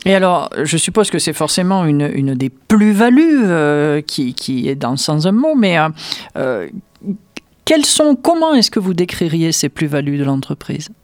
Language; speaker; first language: French; native; French